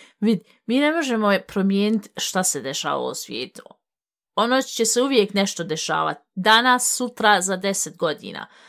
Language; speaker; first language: Bosnian; early bilingual, heritage; Bosnian